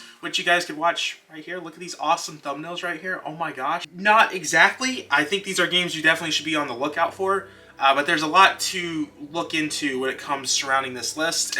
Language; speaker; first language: English; native; English